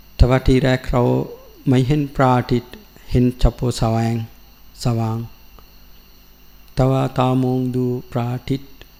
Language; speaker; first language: Thai; non-native, learner; Sinhala